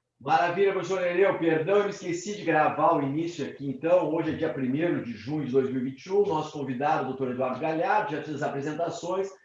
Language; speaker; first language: Portuguese; native; Portuguese